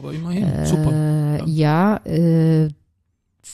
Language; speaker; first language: German; native; German